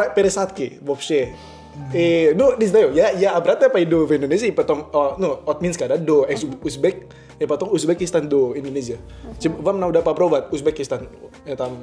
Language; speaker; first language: Russian; non-native, learner; Indonesian